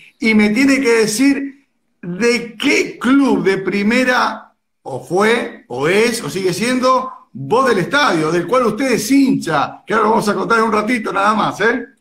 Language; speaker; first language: Spanish; native; Spanish